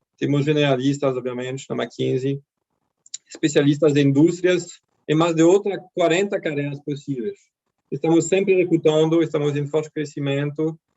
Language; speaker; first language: Portuguese; non-native, fluent; French